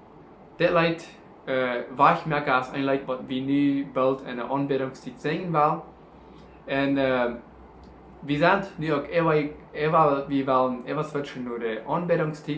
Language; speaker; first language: German; non-native, learner; Plautdietsch